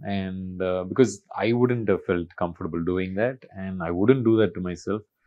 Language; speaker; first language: English; non-native, local second language; Tamil